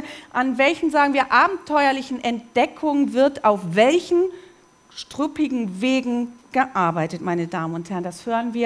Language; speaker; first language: German; native; German